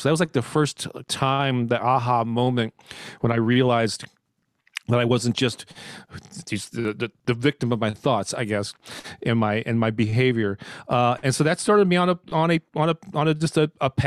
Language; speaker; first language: English; native; English